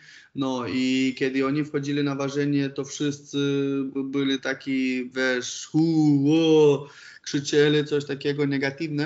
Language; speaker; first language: Polish; non-native, fluent; Romanian